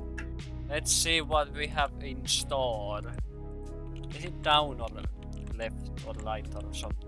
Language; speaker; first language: English; non-native, fluent; Finnish